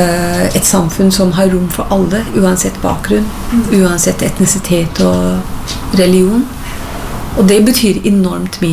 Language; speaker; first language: Norwegian; non-native, fluent; English